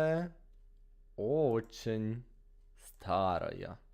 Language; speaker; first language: Russian; non-native, learner; Polish